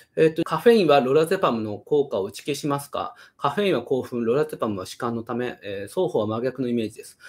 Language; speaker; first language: Japanese; native; Japanese